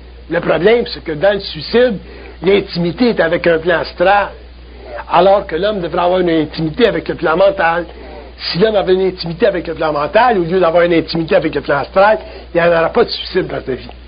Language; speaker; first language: French; native; French